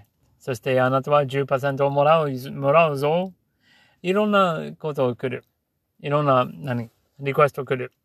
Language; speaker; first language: Japanese; non-native, learner; English